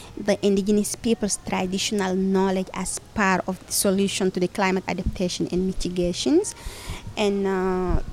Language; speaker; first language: English; non-native, fluent; Fula